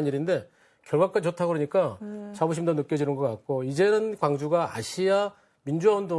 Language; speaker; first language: Korean; native; Korean